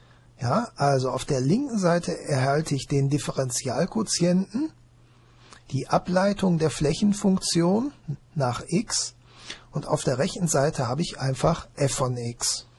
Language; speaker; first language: German; native; German